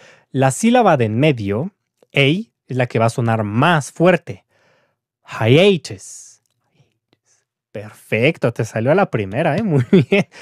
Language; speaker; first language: Spanish; native; Spanish